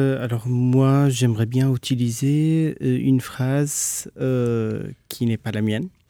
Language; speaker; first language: French; non-native, fluent; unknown